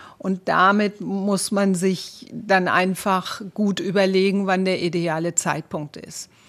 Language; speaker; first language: German; native; German